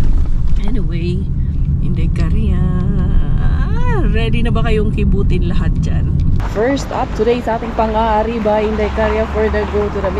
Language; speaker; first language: Filipino; non-native, local second language; Cebuano